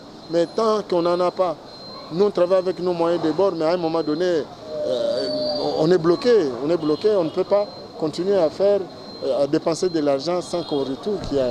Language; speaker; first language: French; non-native, local second language; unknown